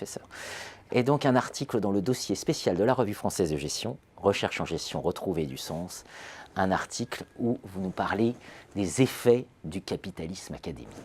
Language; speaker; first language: French; native; French